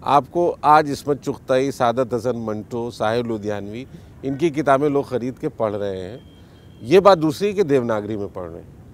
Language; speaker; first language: Hindi; native; Hindi